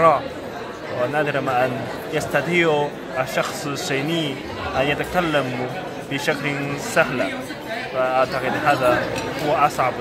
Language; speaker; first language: Arabic; non-native, learner; Chinese